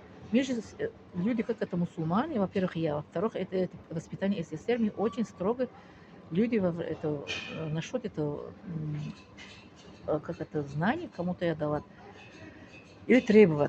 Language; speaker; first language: Russian; non-native, local second language; Tajik